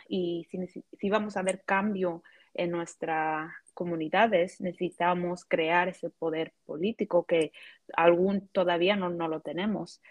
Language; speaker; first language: Spanish; early bilingual, heritage; Spanish